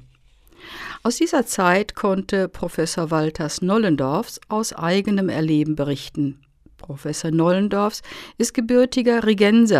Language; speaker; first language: German; native; German